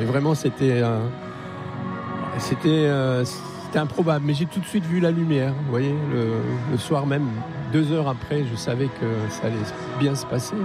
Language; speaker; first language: French; native; French